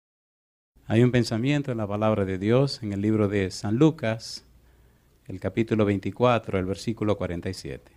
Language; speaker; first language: Spanish; native; Spanish